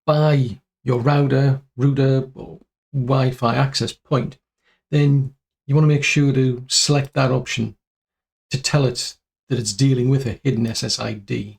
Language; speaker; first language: English; native; English